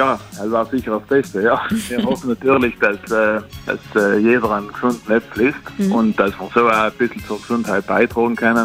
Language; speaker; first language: German; native; German